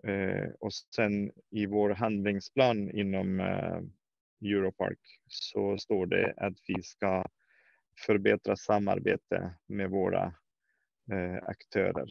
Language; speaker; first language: Swedish; non-native, fluent; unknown